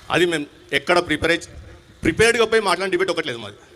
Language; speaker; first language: Telugu; non-native, local second language; Urdu